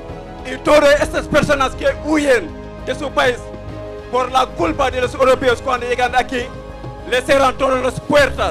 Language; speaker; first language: Spanish; non-native, fluent; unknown